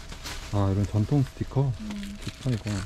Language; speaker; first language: Korean; native; Korean